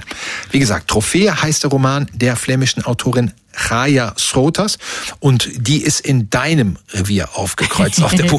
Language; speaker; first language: German; native; German